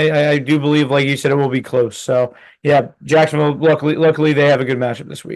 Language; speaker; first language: English; native; English